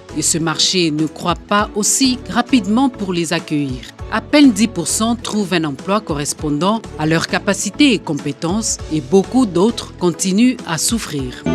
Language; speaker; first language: French; non-native, local second language; Lingala